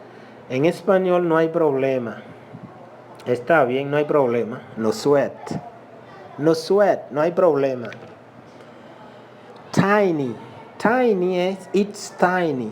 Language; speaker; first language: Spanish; non-native, local second language; Haitian Creole